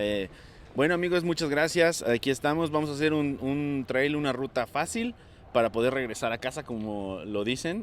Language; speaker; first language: Spanish; native; Spanish